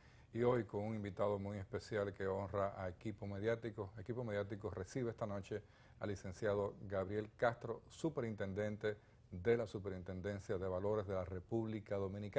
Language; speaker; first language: Spanish; native; Spanish